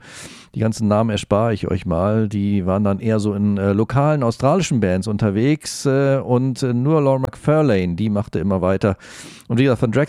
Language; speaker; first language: German; native; German